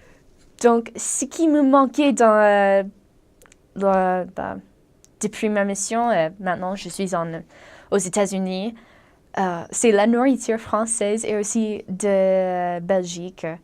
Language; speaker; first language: French; non-native, fluent; English